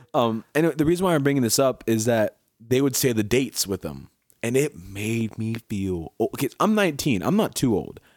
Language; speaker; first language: English; native; English